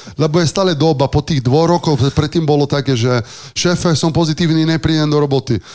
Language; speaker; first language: Slovak; non-native, fluent; Italian